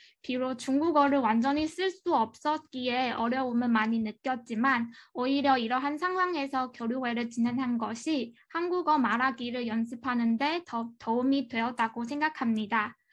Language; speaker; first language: Korean; non-native, fluent; Chinese